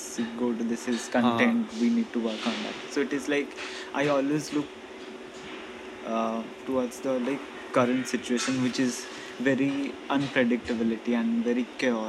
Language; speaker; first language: English; non-native, local second language; Odia